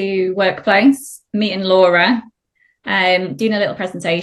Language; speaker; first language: English; native; English